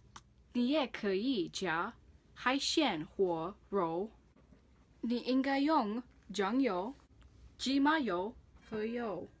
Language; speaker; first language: Chinese; non-native, learner; English